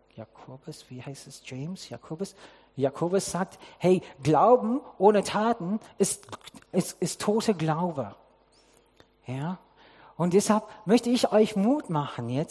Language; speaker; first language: German; non-native, fluent; English